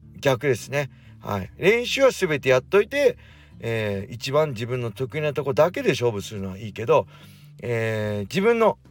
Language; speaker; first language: Japanese; native; Japanese